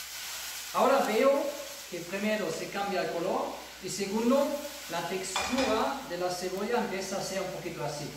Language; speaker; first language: Spanish; non-native, fluent; German